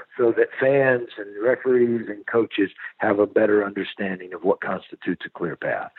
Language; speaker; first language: English; native; English